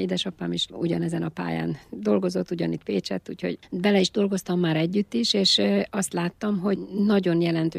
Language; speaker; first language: Hungarian; native; Hungarian